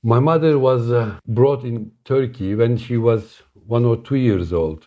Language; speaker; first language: English; non-native, fluent; Turkish